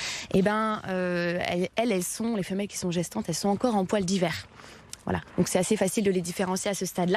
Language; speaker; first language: French; native; French